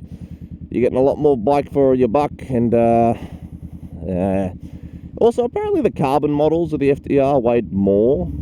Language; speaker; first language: English; native; English